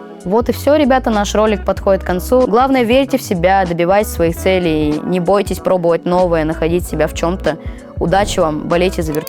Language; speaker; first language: Russian; native; Russian